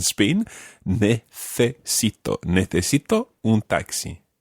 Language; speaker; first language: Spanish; non-native, fluent; English